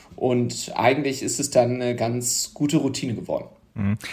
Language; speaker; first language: German; native; German